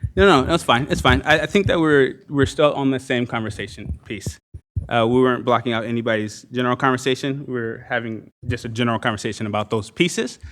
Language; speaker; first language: English; native; English